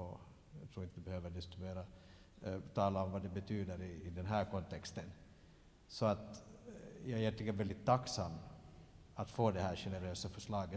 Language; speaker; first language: Swedish; native; Swedish